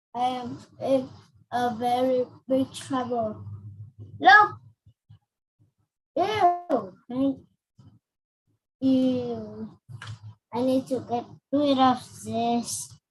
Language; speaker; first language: English; non-native, learner; Vietnamese